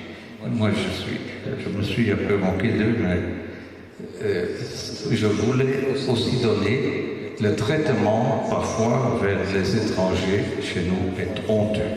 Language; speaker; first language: French; non-native, local second language; Dutch